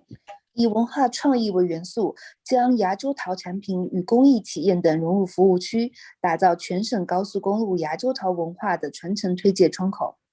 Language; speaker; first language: Chinese; native; Chinese